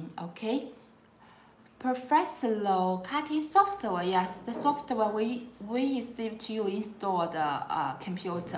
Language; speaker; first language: English; non-native, learner; Chinese